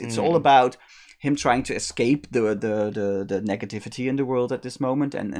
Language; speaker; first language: English; non-native, fluent; Dutch